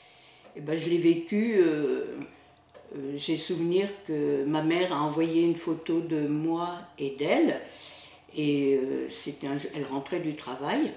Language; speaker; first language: French; native; French